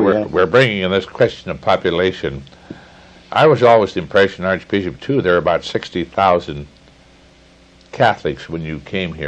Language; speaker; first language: English; native; English